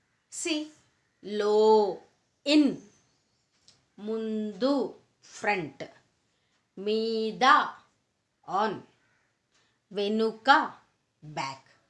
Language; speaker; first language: English; non-native, local second language; Telugu